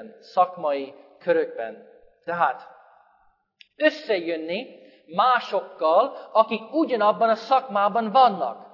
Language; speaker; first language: Hungarian; non-native, fluent; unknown